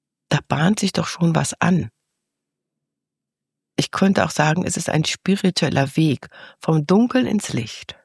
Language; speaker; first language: German; native; German